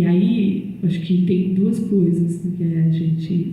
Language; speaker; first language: Portuguese; native; Portuguese